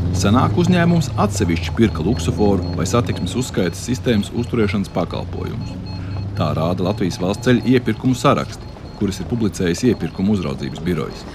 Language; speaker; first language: Latvian; native; Latvian